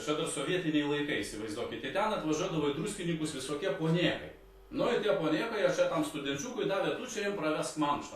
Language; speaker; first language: Lithuanian; native; Lithuanian